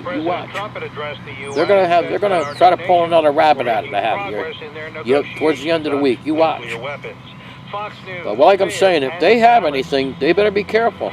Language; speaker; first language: English; native; English